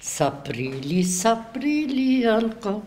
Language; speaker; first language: Hebrew; non-native, fluent; Yiddish